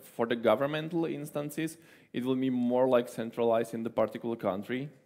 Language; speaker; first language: English; non-native, fluent; Czech